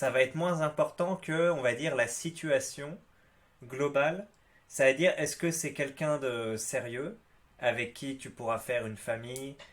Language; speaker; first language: French; native; French